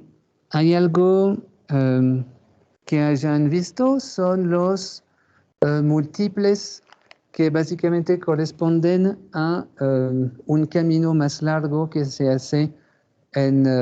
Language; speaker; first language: Spanish; non-native, fluent; French